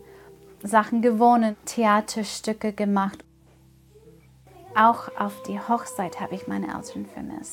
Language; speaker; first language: German; non-native, fluent; English